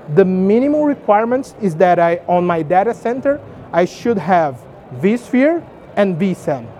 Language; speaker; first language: English; non-native, fluent; Portuguese